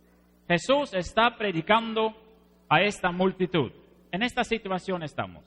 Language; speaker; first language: Spanish; non-native, fluent; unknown